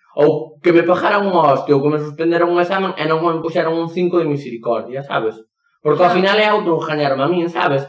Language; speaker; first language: Galician; non-native, local second language; Spanish